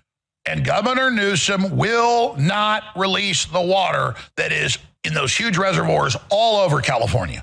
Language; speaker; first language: English; native; English